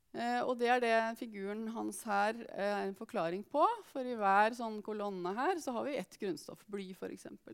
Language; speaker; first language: Norwegian; native; Norwegian